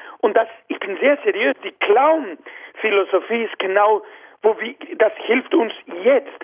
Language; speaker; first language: German; non-native, fluent; Spanish